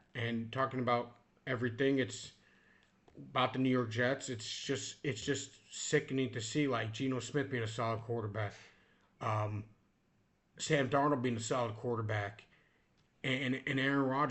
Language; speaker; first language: English; native; English